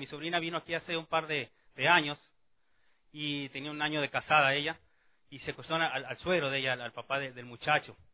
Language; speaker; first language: Spanish; native; Spanish